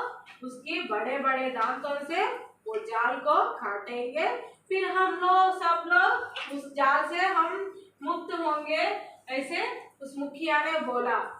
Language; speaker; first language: Hindi; non-native, local second language; Telugu